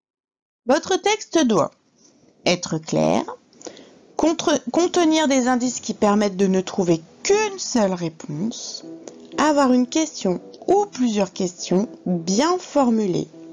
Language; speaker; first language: French; native; French